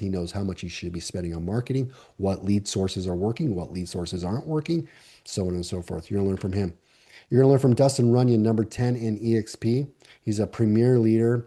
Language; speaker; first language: English; native; English